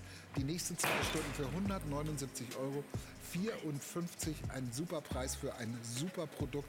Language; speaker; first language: German; native; German